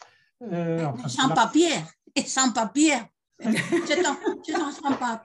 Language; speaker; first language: French; non-native, learner; Spanish